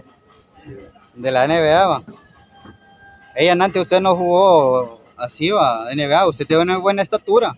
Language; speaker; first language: Spanish; native; Spanish